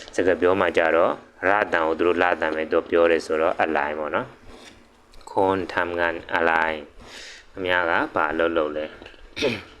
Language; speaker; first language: Burmese; native; Burmese